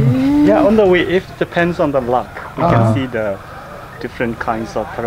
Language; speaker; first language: English; non-native, fluent; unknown